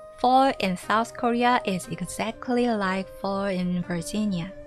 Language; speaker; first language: English; non-native, fluent; Korean